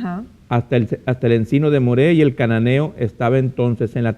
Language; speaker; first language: Spanish; native; Spanish